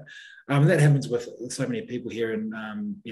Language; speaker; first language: English; native; English